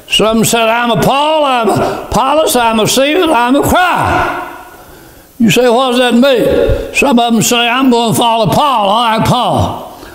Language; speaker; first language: English; native; English